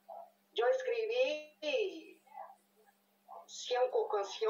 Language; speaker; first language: Spanish; non-native, learner; Portuguese